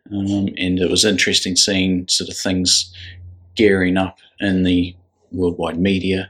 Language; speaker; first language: English; native; English